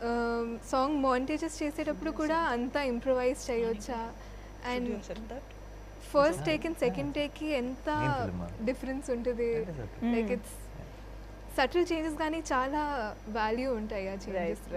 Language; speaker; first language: Telugu; non-native, fluent; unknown